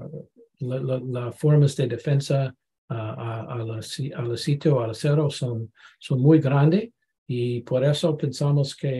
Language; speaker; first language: Spanish; non-native, learner; English